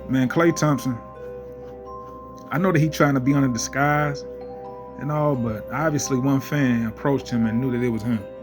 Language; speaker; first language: English; native; English